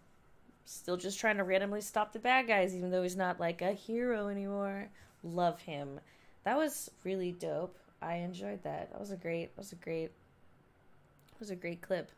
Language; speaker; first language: English; native; English